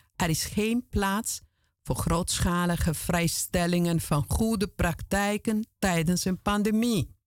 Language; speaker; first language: Dutch; non-native, fluent; Italian